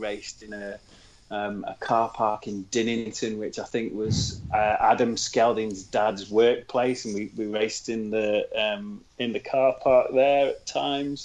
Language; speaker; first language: English; native; English